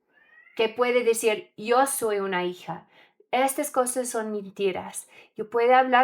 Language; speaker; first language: Spanish; non-native, learner; English